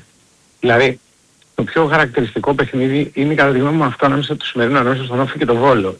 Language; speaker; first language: Greek; native; Greek